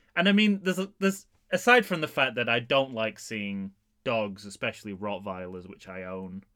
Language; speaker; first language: English; native; English